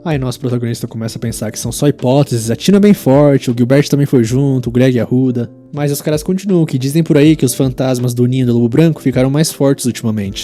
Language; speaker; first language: Portuguese; native; Portuguese